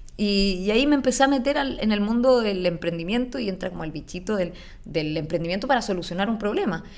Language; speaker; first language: Spanish; native; Spanish